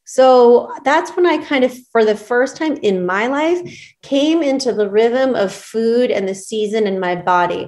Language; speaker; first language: English; native; English